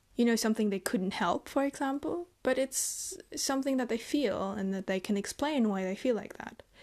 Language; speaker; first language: English; non-native, fluent; Vietnamese